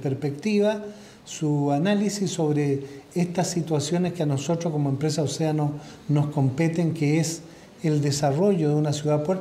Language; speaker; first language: Spanish; native; Spanish